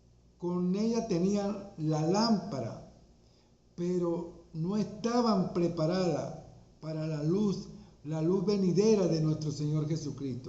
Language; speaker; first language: Spanish; native; Spanish